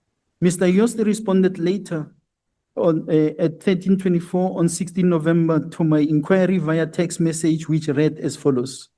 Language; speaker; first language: English; non-native, local second language; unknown